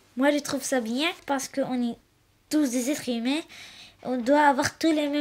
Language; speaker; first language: French; non-native, learner; Russian